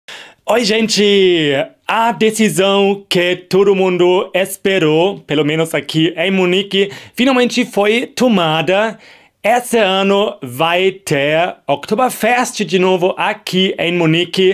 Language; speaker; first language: Portuguese; non-native, fluent; German